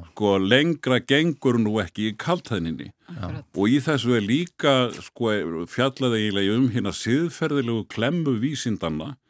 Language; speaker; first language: Icelandic; native; Icelandic